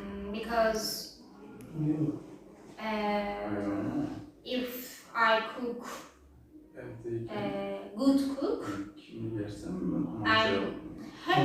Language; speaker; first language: English; non-native, learner; Turkish